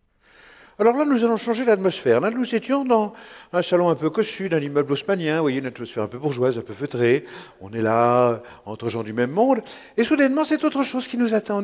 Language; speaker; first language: French; native; French